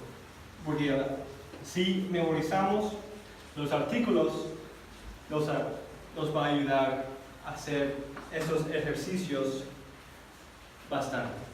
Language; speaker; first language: Spanish; non-native, fluent; English